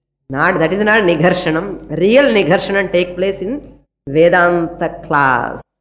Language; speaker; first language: English; non-native, local second language; Tamil